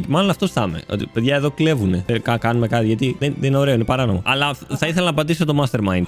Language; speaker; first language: Greek; native; Greek